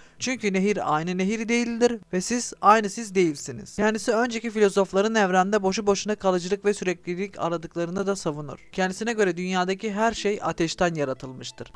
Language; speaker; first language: Turkish; native; Turkish